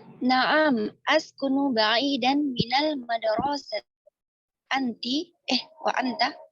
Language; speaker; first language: Arabic; non-native, learner; Indonesian